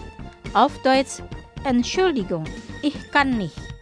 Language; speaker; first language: German; non-native, fluent; Indonesian